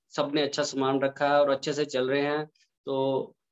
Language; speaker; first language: Hindi; native; Hindi